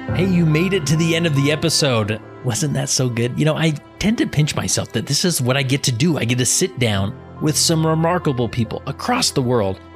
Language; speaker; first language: English; native; English